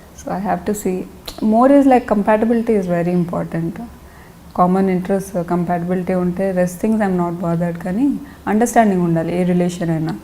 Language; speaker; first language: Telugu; non-native, local second language; Lambadi